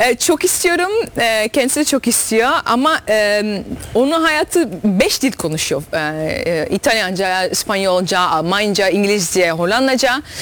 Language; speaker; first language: Turkish; early bilingual, heritage; Dutch